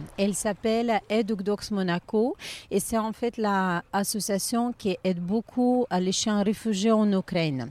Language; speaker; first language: French; non-native, learner; Ukrainian